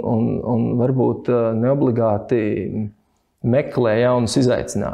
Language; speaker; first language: Latvian; native; Latvian